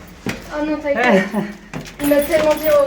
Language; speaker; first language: French; native; French